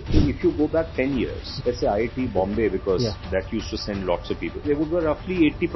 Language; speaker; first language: English; non-native, local second language; Hindi